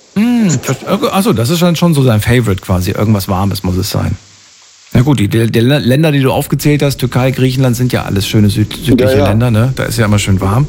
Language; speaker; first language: German; native; German